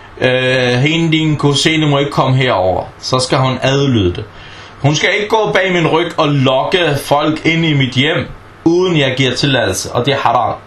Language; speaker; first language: Danish; non-native, fluent; Arabic